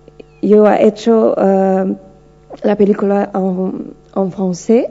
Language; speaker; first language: Spanish; non-native, learner; Portuguese